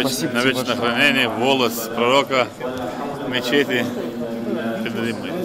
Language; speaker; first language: Russian; non-native, local second language; Chechen